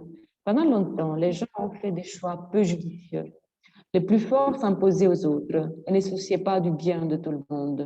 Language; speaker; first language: French; non-native, fluent; Italian